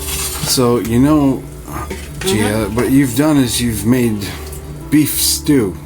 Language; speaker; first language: English; native; English